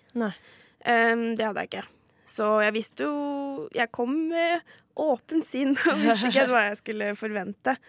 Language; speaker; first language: Norwegian; native; Norwegian